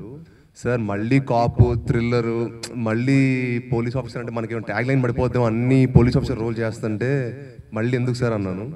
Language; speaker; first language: Telugu; native; Telugu